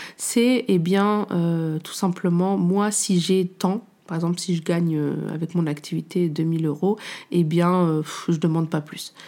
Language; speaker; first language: French; native; French